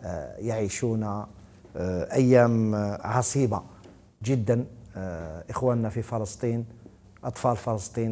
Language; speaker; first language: Arabic; native; Arabic